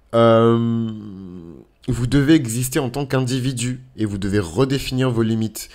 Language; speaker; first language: French; native; French